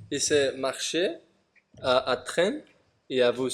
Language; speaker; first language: French; non-native, learner; Spanish